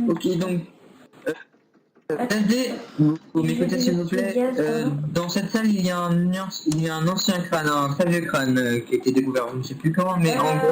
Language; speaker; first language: French; native; French